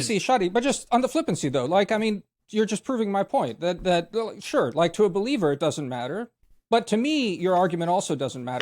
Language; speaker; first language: English; native; English